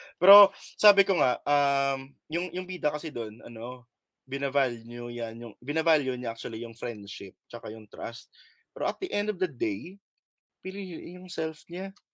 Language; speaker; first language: Filipino; native; Filipino